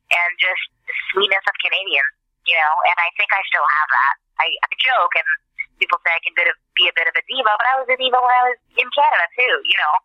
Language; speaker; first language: English; native; English